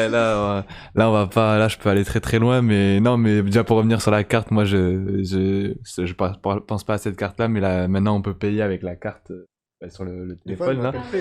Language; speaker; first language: French; native; French